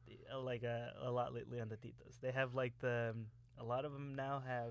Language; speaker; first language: English; native; English